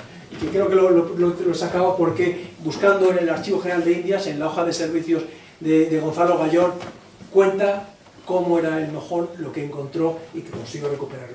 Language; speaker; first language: Spanish; native; Spanish